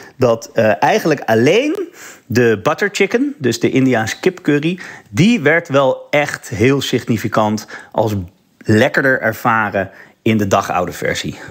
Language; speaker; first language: Dutch; native; Dutch